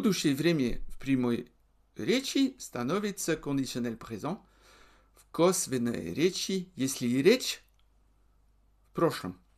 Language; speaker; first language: Russian; non-native, fluent; French